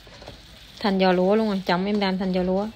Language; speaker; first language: Vietnamese; native; Vietnamese